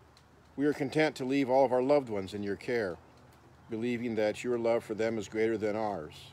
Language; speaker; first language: English; native; English